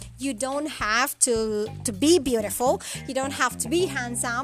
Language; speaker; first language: English; non-native, fluent; Indonesian